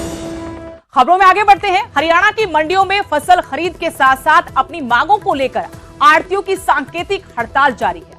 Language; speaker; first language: Hindi; native; Hindi